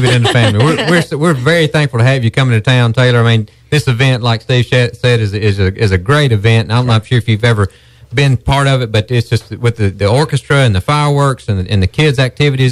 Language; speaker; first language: English; native; English